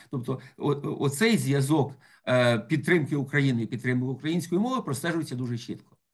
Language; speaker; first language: Ukrainian; native; Ukrainian